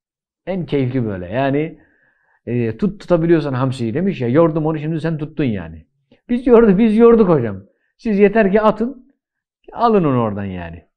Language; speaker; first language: Turkish; native; Turkish